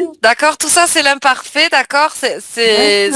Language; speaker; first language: French; native; French